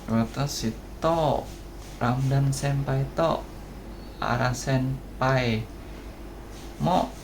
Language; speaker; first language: Japanese; non-native, learner; Indonesian